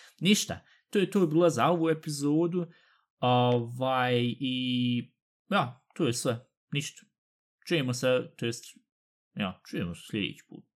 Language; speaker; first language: Bosnian; native; Bosnian